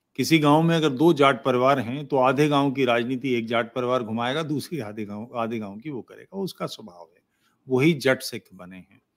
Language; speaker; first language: Hindi; native; Hindi